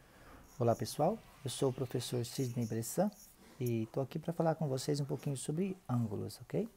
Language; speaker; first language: Portuguese; native; Portuguese